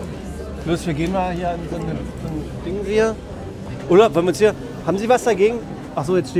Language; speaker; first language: German; native; German